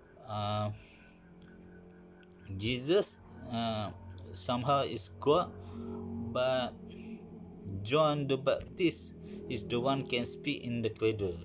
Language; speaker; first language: English; non-native, learner; Malay